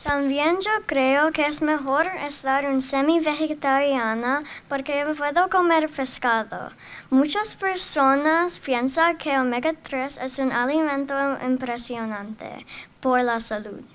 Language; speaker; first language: Spanish; non-native, learner; English